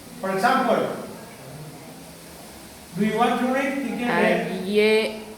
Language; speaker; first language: English; non-native, learner; Spanish